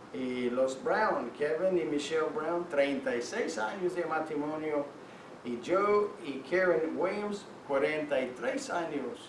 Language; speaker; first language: Spanish; non-native, fluent; English